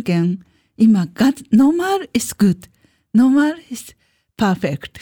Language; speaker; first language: German; non-native, learner; Japanese